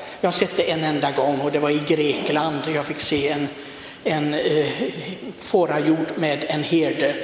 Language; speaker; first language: Swedish; non-native, fluent; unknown